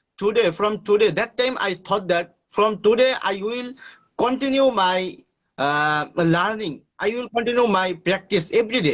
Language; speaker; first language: English; non-native, learner; Bangla